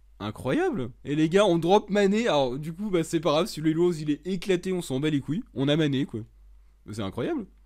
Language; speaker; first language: French; native; French